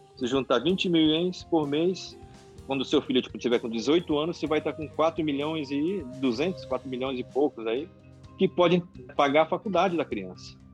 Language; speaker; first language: Portuguese; non-native, local second language; Japanese